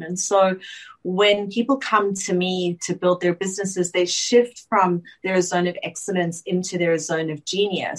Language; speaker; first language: English; native; English